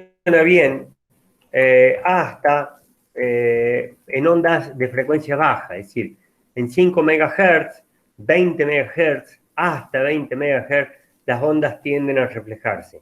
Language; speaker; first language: Spanish; native; Spanish